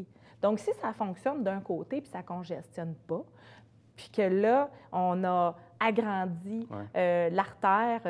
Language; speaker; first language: French; native; French